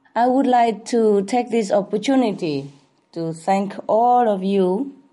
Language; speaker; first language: English; non-native, fluent; Vietnamese